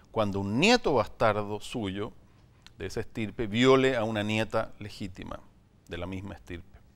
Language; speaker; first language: Spanish; native; Spanish